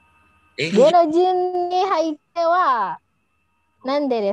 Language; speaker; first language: Japanese; non-native, learner; Indonesian